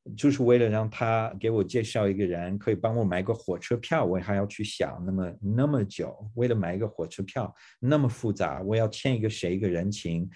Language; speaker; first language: Chinese; non-native, fluent; English